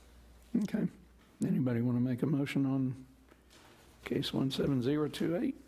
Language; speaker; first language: English; native; English